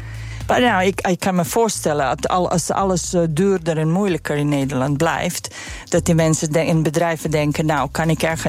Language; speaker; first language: Dutch; non-native, fluent; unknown